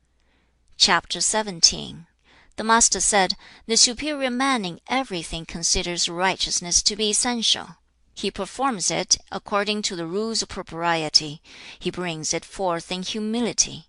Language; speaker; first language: English; non-native, fluent; Chinese